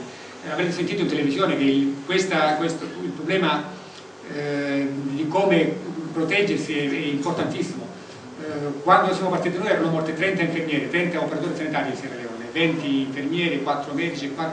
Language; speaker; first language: Italian; native; Italian